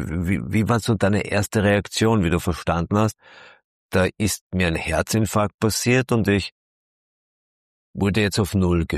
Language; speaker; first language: German; native; German